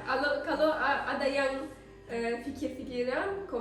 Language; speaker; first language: Indonesian; non-native, learner; Turkish